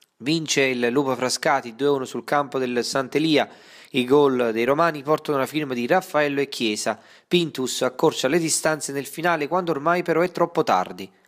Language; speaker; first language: Italian; native; Italian